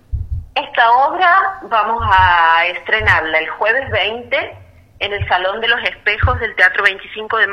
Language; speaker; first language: Spanish; native; Spanish